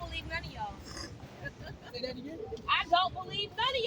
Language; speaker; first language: English; native; English